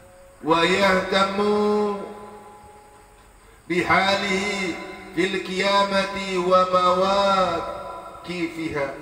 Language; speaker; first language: Arabic; non-native, fluent; Indonesian